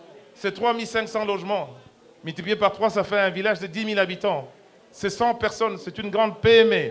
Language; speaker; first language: French; non-native, local second language; Lingala